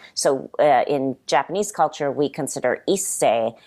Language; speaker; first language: English; native; English